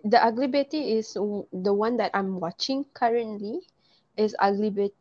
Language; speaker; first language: English; non-native, local second language; Malay